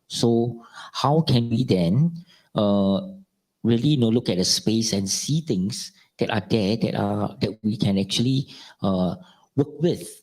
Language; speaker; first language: English; non-native, local second language; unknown